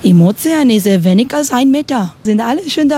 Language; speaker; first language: German; non-native, learner; Spanish